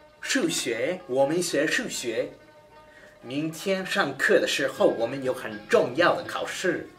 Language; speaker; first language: Chinese; non-native, learner; English